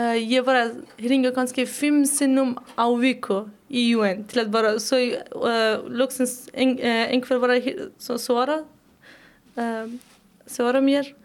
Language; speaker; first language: Icelandic; non-native, learner; Persian